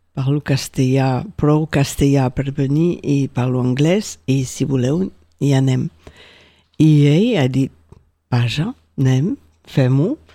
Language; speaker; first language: Catalan; non-native, local second language; French